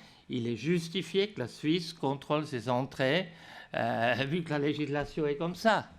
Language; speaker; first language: French; native; French